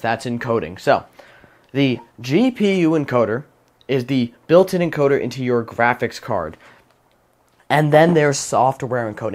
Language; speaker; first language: English; native; English